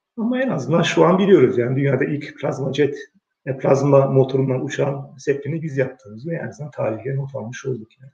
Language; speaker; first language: Turkish; early bilingual, heritage; Turkish